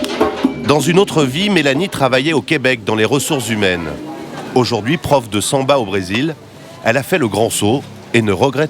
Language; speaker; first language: French; native; French